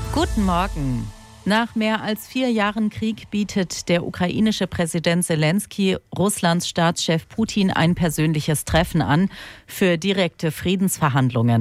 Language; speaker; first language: German; native; German